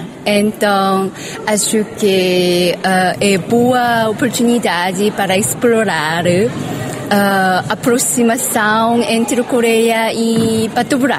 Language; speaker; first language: Portuguese; non-native, learner; Korean